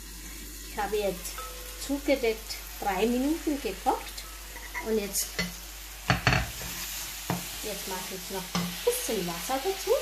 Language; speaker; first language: German; non-native, learner; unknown